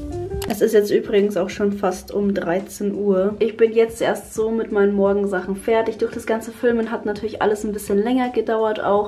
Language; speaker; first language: German; native; German